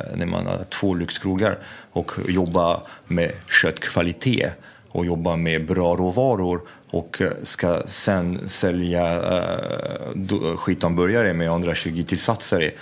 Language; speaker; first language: Swedish; non-native, fluent; French